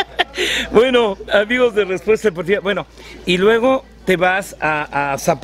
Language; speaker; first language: Spanish; native; Spanish